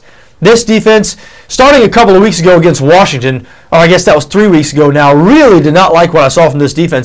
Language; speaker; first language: English; native; English